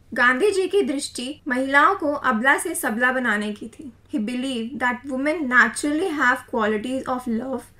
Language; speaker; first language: Hindi; native; Hindi